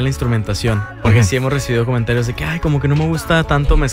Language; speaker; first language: Spanish; native; Spanish